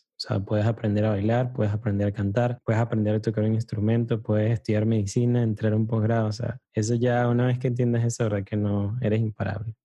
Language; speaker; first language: Spanish; native; Spanish